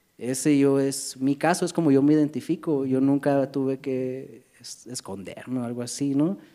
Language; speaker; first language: Spanish; early bilingual, heritage; Spanish